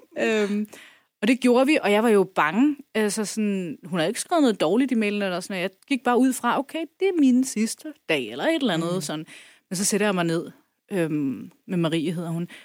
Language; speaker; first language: Danish; early bilingual, other home language; Kurdish